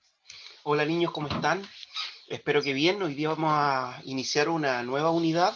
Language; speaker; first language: Spanish; native; Spanish